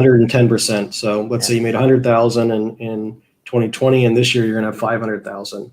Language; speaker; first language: English; native; English